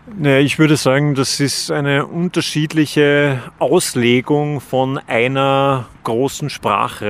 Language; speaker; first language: German; native; German